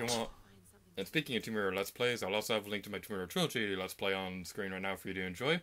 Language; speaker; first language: English; native; English